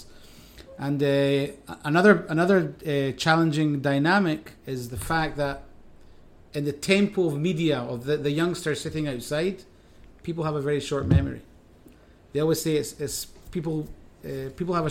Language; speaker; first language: English; native; English